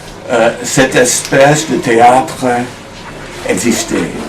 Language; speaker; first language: French; non-native, fluent; English